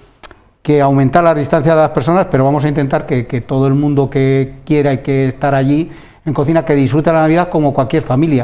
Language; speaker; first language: Spanish; native; Spanish